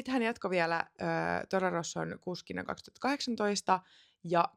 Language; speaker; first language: Finnish; native; Finnish